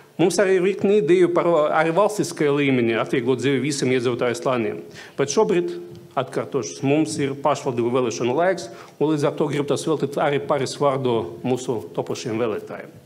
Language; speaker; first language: Latvian; non-native, local second language; Russian